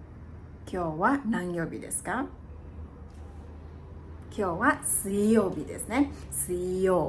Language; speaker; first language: Japanese; non-native, fluent; Chinese